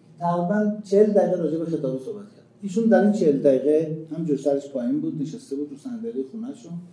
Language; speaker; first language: Persian; native; Persian